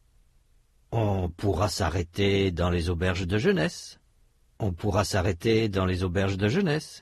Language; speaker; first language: French; native; French